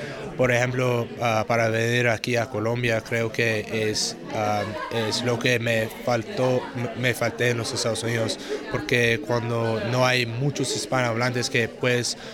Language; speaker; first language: Spanish; non-native, learner; English